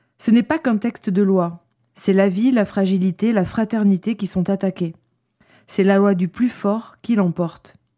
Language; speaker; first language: French; native; French